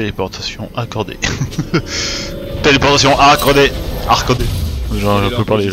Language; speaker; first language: French; native; French